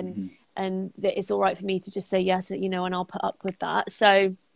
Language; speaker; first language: English; native; English